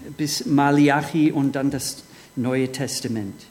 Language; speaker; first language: German; non-native, fluent; English